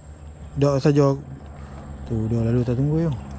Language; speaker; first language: Malay; native; Malay